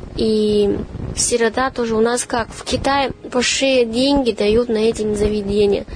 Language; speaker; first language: Russian; non-native, learner; Chinese